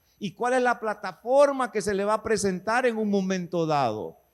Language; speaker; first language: Spanish; native; Spanish